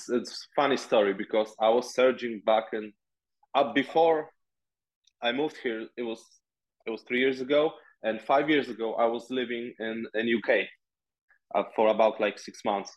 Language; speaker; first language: English; non-native, fluent; Polish